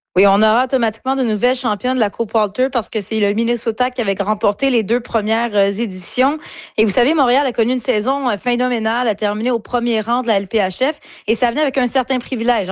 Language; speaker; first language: French; native; French